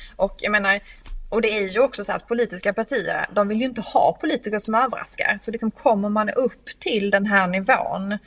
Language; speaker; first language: Swedish; native; Swedish